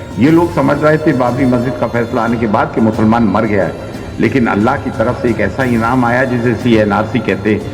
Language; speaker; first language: Urdu; native; Urdu